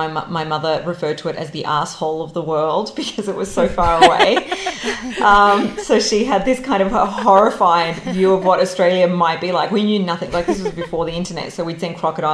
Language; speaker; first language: English; non-native, local second language; Serbian